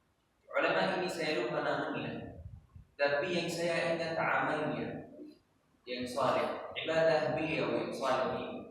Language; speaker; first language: Indonesian; non-native, learner; Arabic